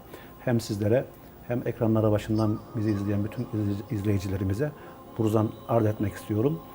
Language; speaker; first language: Turkish; native; Turkish